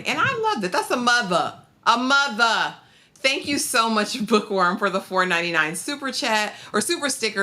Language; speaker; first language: English; native; English